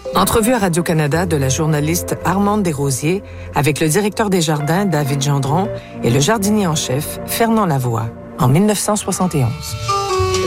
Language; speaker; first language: French; native; French